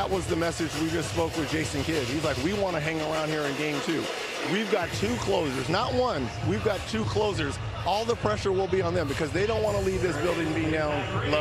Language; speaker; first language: English; native; English